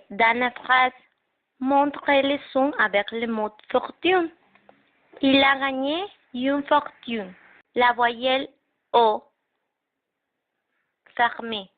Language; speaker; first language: French; non-native, learner; Spanish